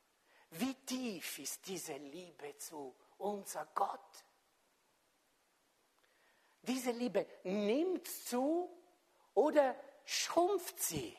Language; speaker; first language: German; non-native, fluent; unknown